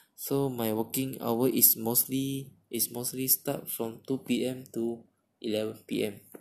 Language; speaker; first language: English; non-native, local second language; Chinese